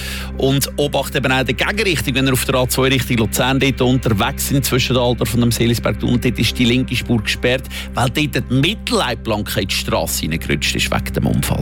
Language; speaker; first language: German; native; German